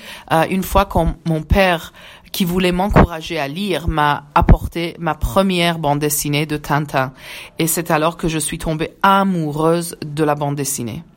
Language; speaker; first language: French; early bilingual, other home language; Persian